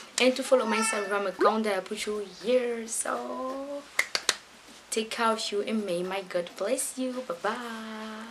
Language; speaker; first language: English; non-native, learner; French